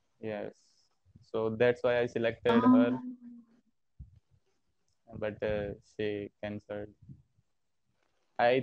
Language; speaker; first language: English; non-native, learner; Hindi